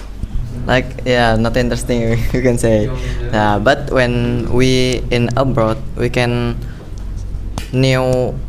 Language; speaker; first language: English; non-native, learner; Indonesian